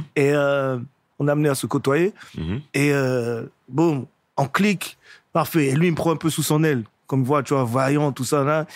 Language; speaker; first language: French; native; French